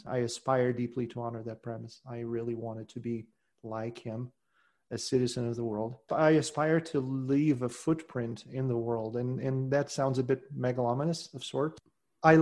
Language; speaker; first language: English; non-native, fluent; Portuguese